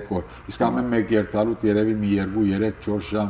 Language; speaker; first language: Armenian; native; Armenian